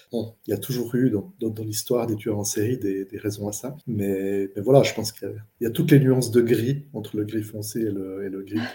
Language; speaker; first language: French; native; French